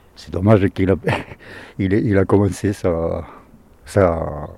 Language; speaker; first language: French; native; French